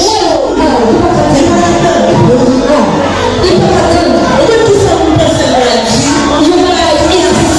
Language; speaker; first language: French; non-native, local second language; Haitian Creole